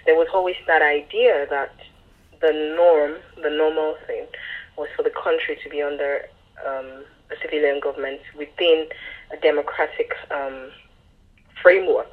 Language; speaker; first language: English; non-native, local second language; Yoruba